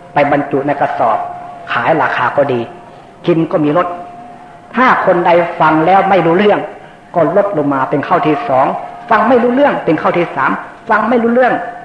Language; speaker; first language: Thai; native; Thai